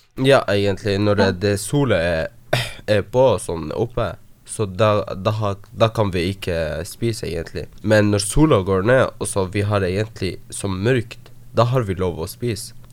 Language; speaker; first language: Norwegian; non-native, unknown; Arabic